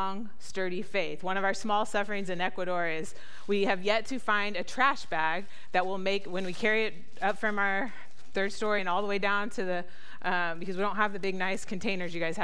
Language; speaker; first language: English; native; English